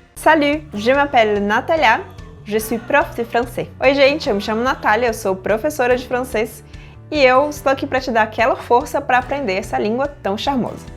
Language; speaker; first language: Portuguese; native; Portuguese